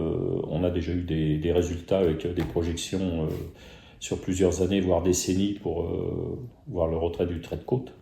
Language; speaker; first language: French; native; French